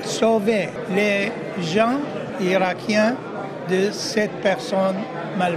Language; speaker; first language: French; non-native, fluent; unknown